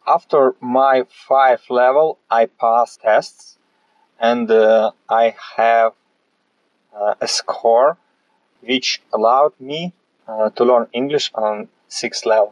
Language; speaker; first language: English; non-native, fluent; Russian